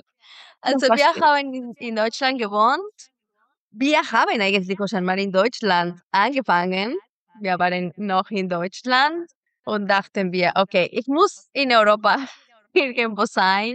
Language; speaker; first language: German; non-native, fluent; Spanish